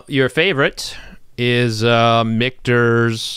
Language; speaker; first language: English; native; English